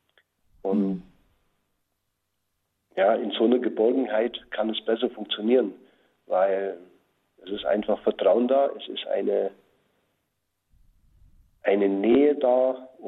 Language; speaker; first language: German; native; German